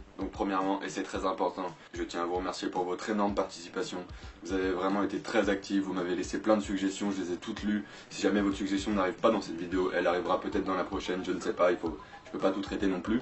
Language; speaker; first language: French; native; French